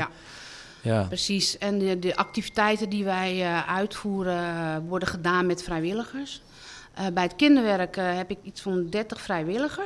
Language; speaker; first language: Dutch; native; Dutch